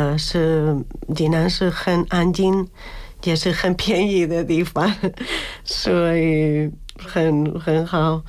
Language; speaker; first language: Chinese; non-native, fluent; Spanish